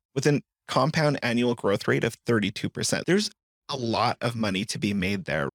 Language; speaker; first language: English; native; English